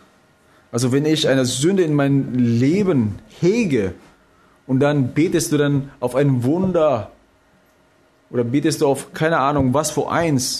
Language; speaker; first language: German; non-native, fluent; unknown